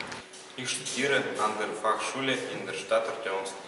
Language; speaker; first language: German; non-native, learner; Russian